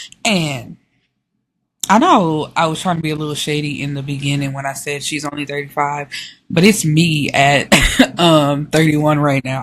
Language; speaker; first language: English; native; English